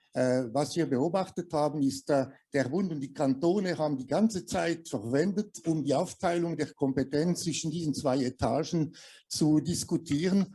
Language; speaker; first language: German; non-native, local second language; French